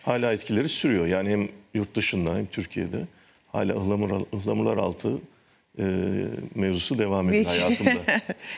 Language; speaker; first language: Turkish; native; Turkish